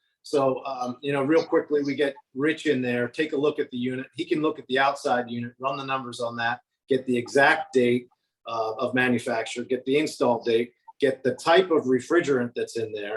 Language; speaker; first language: English; native; English